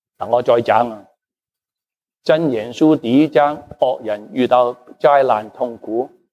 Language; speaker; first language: Chinese; non-native, local second language; Cantonese